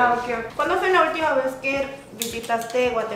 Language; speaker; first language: Spanish; early bilingual, other home language; Korean